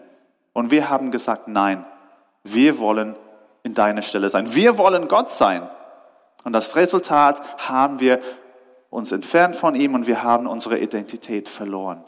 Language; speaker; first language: German; non-native, fluent; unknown